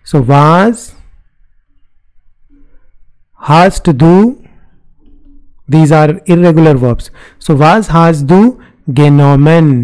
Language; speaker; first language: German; non-native, fluent; Hindi